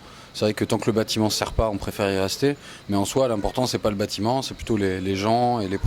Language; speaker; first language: French; native; French